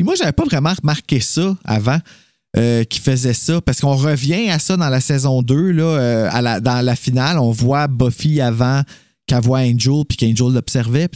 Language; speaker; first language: French; native; French